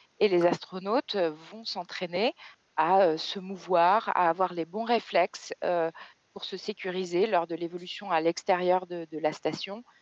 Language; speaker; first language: French; native; French